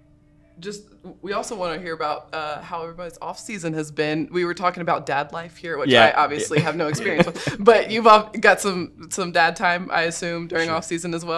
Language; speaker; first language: English; native; English